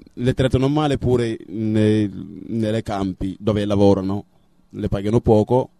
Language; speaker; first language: Italian; non-native, fluent; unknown